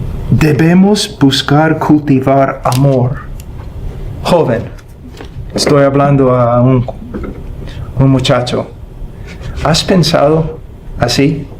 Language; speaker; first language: Spanish; non-native, fluent; English